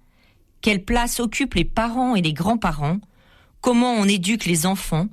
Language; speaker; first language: French; native; French